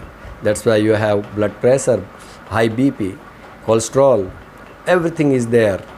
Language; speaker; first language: English; non-native, learner; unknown